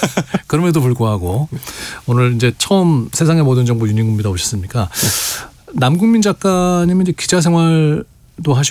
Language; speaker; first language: Korean; native; Korean